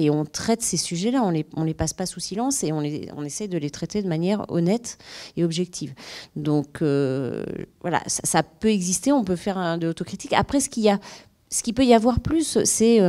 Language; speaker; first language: French; native; French